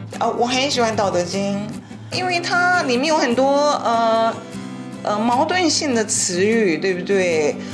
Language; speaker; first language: Chinese; non-native, fluent; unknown